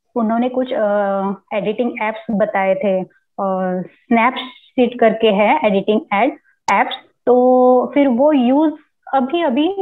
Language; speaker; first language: Hindi; non-native, local second language; Marathi